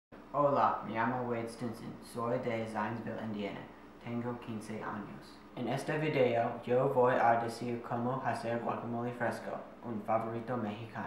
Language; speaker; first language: Spanish; non-native, learner; English